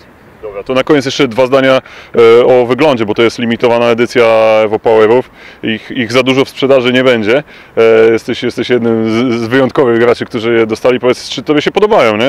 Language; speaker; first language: Polish; native; Polish